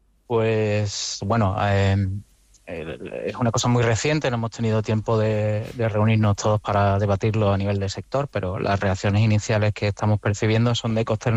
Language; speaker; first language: Spanish; native; Spanish